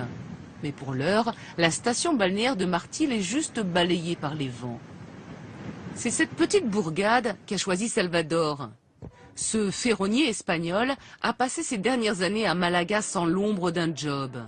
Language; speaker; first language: French; native; French